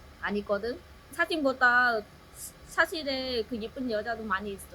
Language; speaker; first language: Korean; non-native, learner; Vietnamese